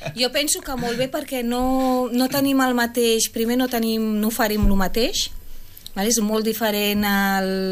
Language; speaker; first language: Catalan; non-native, fluent; French